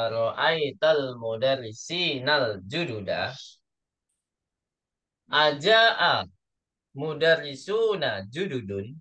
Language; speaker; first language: Arabic; non-native, fluent; Indonesian